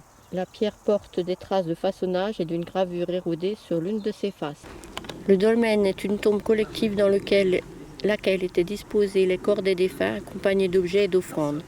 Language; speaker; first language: French; native; French